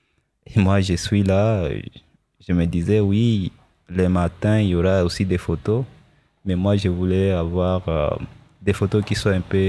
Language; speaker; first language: French; non-native, local second language; Swahili